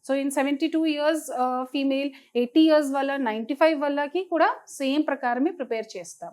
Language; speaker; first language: Telugu; non-native, fluent; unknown